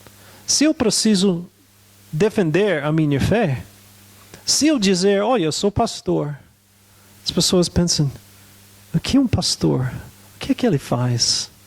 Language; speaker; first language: Portuguese; non-native, fluent; English